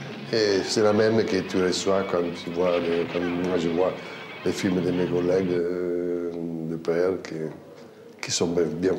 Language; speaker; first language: French; non-native, fluent; Italian